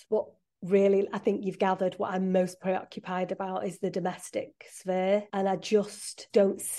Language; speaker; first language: English; native; English